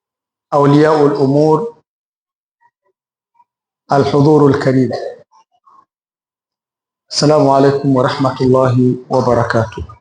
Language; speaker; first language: Arabic; non-native, fluent; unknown